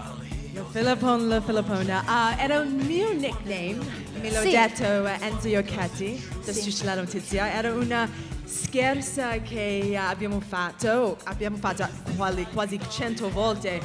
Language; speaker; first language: Italian; non-native, fluent; English